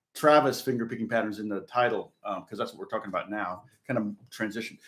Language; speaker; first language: English; native; English